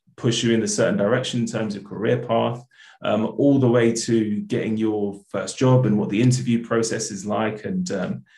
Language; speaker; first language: English; native; English